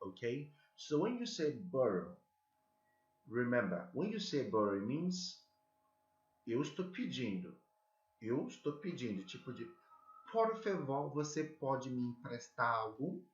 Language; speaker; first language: Portuguese; non-native, learner; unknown